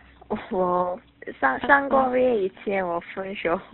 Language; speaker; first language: Chinese; non-native, learner; Korean